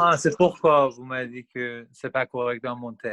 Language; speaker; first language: French; non-native, learner; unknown